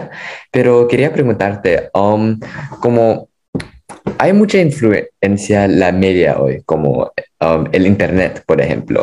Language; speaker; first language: Spanish; non-native, fluent; English